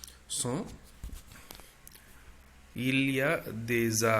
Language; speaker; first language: French; non-native, fluent; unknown